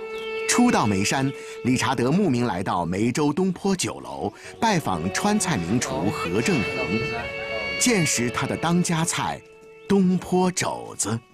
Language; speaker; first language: Chinese; native; Chinese